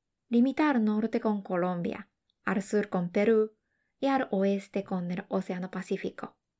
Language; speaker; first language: Spanish; non-native, fluent; Japanese